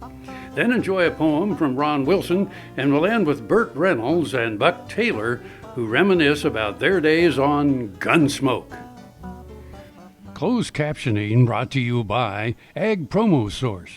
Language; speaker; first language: English; native; English